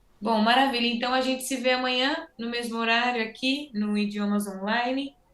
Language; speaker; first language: Portuguese; native; Portuguese